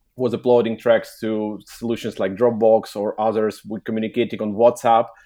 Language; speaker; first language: English; non-native, learner; Ukrainian